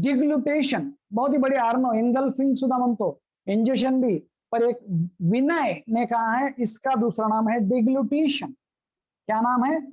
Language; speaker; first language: Hindi; non-native, local second language; Marathi